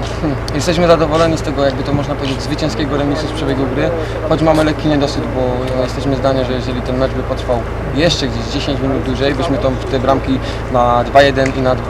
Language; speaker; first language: Polish; native; Polish